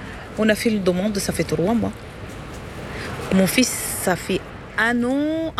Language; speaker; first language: French; non-native, learner; Arabic